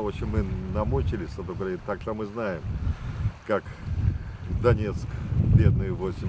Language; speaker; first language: Russian; native; Russian